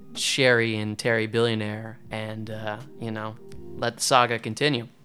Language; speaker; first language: English; native; English